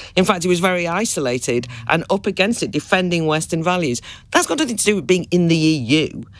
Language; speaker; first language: English; native; English